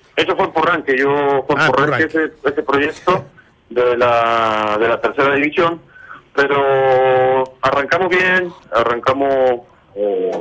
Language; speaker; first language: Spanish; native; Spanish